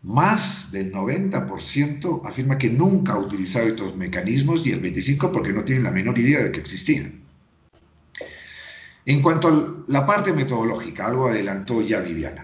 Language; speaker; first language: Spanish; native; Spanish